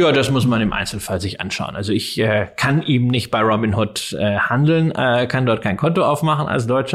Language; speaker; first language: German; native; German